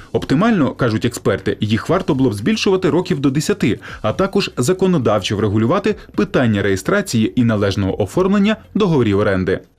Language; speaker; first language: Ukrainian; native; Ukrainian